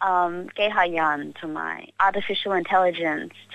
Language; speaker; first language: Cantonese; early bilingual, heritage; Cantonese